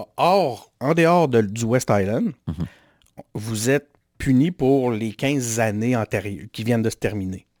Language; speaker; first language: French; native; French